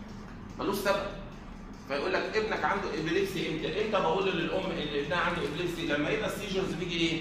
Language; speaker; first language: Arabic; native; Arabic